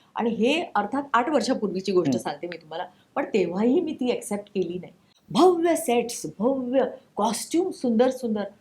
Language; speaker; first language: Marathi; non-native, local second language; Konkani